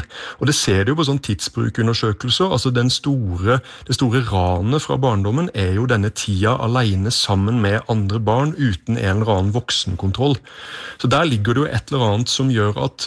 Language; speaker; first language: Norwegian; native; Norwegian